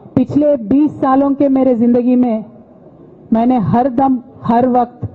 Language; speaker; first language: Hindi; non-native, local second language; Telugu